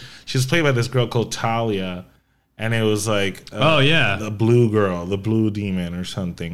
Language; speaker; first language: English; non-native, fluent; Spanish